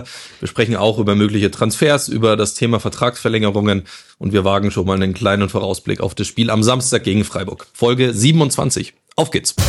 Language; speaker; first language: German; native; German